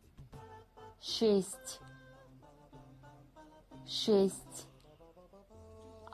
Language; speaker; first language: Russian; non-native, fluent; Kazakh